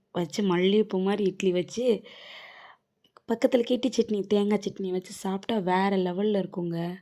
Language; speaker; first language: Tamil; native; Tamil